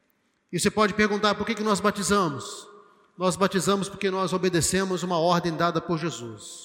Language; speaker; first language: Portuguese; native; Portuguese